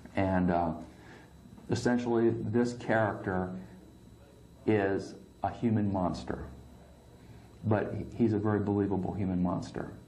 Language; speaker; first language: English; native; English